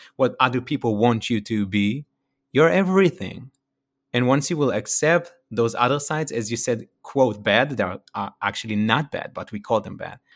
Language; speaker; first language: English; non-native, fluent; Hebrew